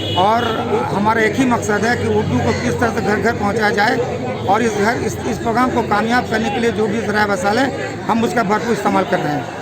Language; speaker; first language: Urdu; native; Urdu